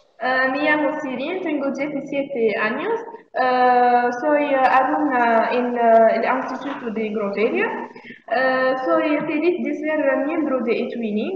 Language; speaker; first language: Spanish; non-native, learner; Arabic